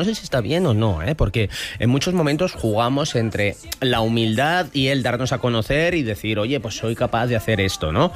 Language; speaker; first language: Spanish; native; Spanish